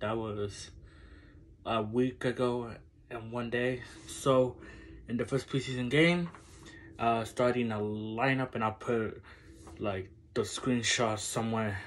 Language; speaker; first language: English; native; English